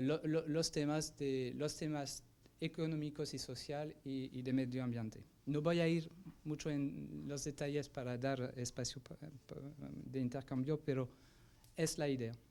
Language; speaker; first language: Spanish; non-native, fluent; French